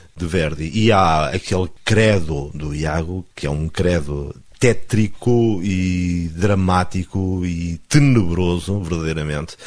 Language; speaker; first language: Portuguese; native; Portuguese